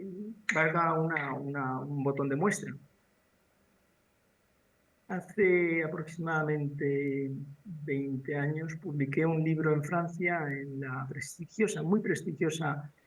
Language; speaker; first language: Spanish; native; Spanish